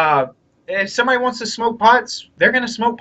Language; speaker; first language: English; native; English